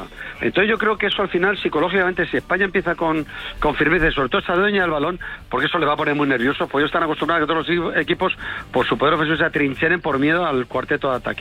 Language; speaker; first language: Spanish; native; Spanish